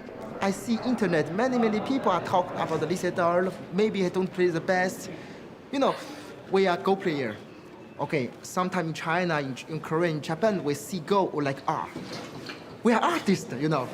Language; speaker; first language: English; non-native, learner; Chinese